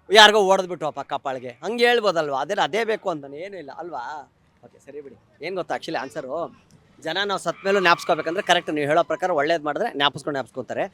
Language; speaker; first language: Kannada; native; Kannada